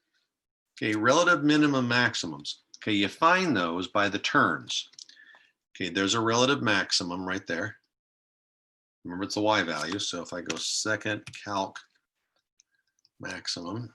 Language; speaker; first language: English; native; English